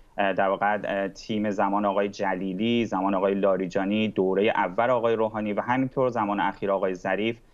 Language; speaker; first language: Persian; native; Persian